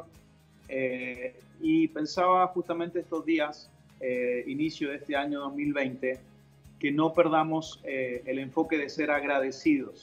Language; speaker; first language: Spanish; native; Spanish